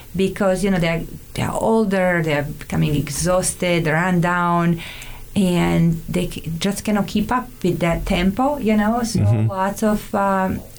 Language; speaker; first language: English; non-native, fluent; Serbian